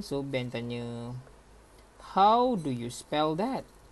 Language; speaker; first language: English; non-native, local second language; Malay